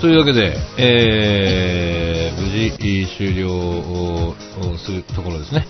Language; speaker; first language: Japanese; native; Japanese